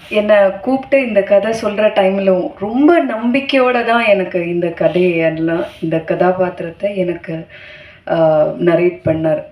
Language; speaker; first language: Tamil; non-native, fluent; Malayalam